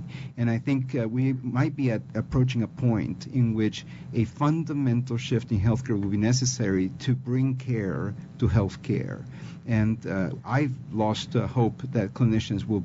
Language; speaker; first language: English; non-native, fluent; Spanish